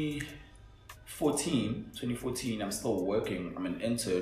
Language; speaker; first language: English; non-native, local second language; Zulu